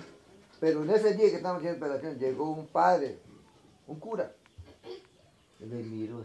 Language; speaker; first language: Spanish; non-native, local second language; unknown